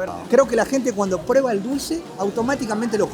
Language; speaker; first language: Spanish; native; Spanish